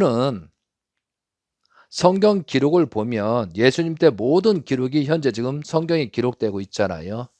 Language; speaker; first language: Korean; native; Korean